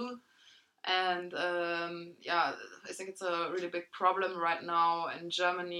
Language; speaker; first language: English; non-native, fluent; German